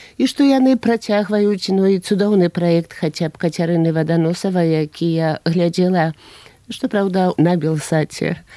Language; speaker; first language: Belarusian; native; Belarusian